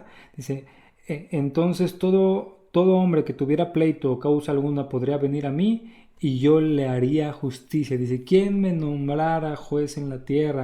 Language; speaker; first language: Spanish; native; Spanish